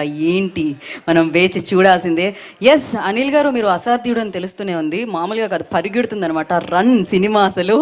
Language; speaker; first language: Telugu; native; Telugu